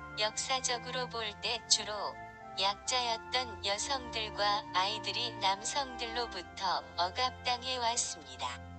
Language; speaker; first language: Korean; non-native, fluent; Japanese